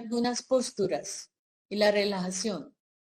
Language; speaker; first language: Spanish; non-native, fluent; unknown